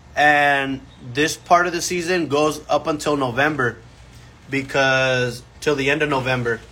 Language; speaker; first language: English; early bilingual, other home language; Spanish